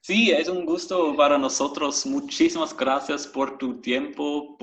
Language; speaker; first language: Spanish; non-native, fluent; German